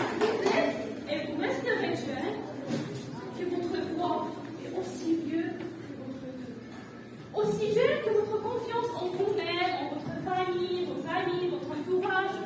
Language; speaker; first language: French; non-native, local second language; Arabic